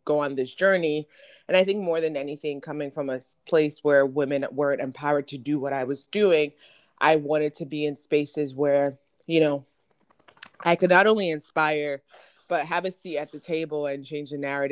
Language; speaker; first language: English; non-native, local second language; Akan